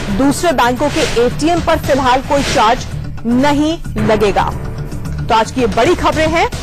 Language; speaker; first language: Hindi; native; Hindi